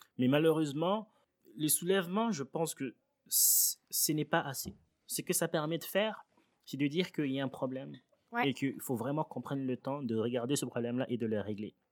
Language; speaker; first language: French; early bilingual, other home language; Swahili